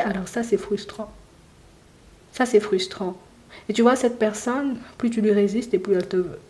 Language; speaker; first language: French; native; French